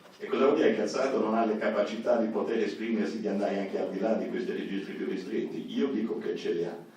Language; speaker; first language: Italian; non-native, local second language; Sardinian